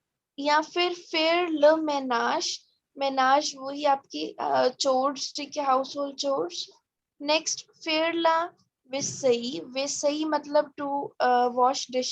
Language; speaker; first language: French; non-native, fluent; Hindi